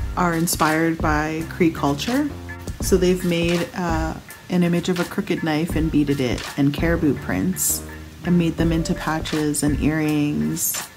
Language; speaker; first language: English; native; English